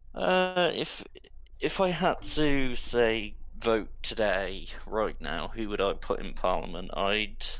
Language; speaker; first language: English; native; English